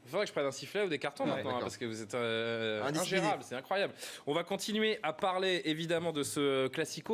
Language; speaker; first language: French; native; French